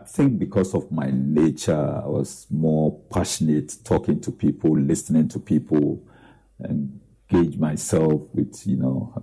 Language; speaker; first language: English; non-native, local second language; Akan